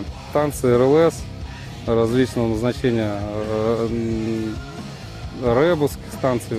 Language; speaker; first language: Russian; native; Russian